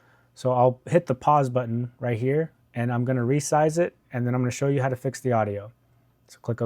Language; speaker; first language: English; native; English